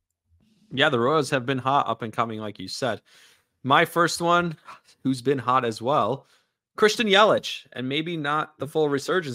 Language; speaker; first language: English; native; English